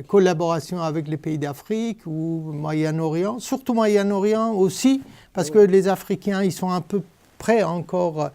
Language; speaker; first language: French; non-native, fluent; Persian